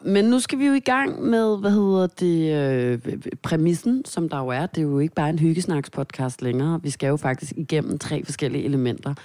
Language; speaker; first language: Danish; native; Danish